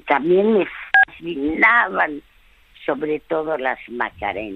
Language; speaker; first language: Spanish; early bilingual, other home language; French